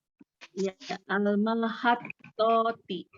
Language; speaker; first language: Arabic; non-native, learner; Indonesian